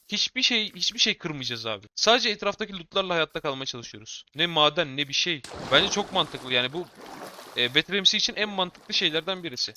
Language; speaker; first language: Turkish; native; Turkish